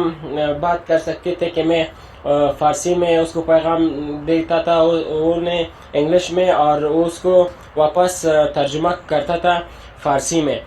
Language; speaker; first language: Hindi; non-native, learner; Persian